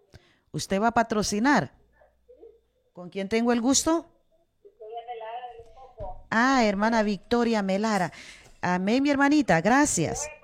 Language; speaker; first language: Spanish; native; Spanish